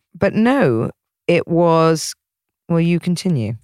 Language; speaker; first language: English; native; English